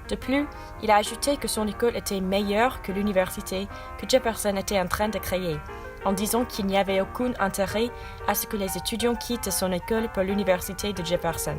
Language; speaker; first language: French; non-native, fluent; English